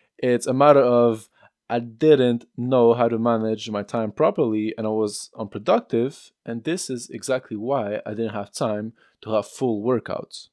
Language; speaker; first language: English; non-native, fluent; French